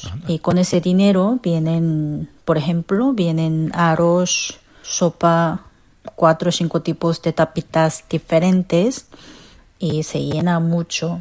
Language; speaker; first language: Spanish; non-native, fluent; Korean